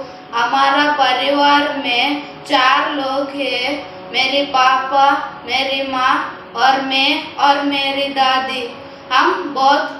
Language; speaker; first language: Hindi; non-native, local second language; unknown